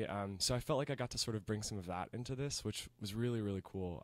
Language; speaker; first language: English; native; English